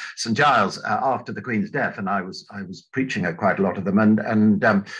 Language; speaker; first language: English; native; English